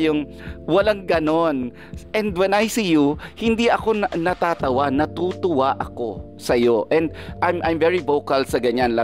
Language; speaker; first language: Filipino; native; Filipino